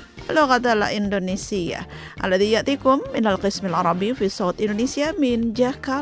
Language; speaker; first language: Arabic; non-native, learner; Indonesian